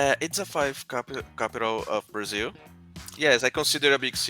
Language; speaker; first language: English; non-native, learner; Portuguese